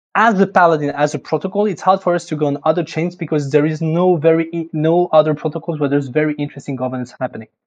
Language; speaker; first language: English; non-native, fluent; French